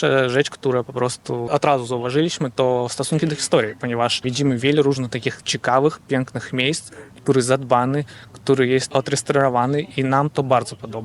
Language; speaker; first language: Polish; non-native, learner; Russian